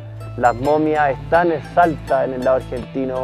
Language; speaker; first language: Spanish; native; Spanish